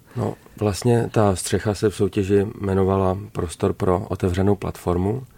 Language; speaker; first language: Czech; native; Czech